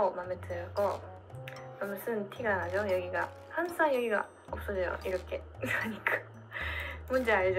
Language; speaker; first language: Korean; non-native, fluent; Japanese